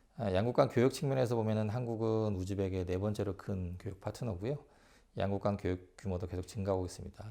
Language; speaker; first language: Korean; native; Korean